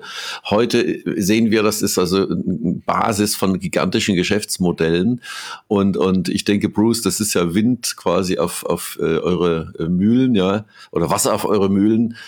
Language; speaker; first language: German; native; German